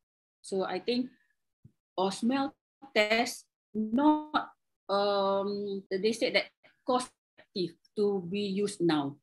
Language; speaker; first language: English; non-native, local second language; Malay